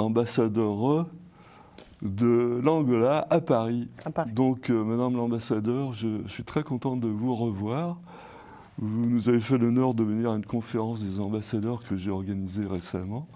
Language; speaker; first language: French; native; French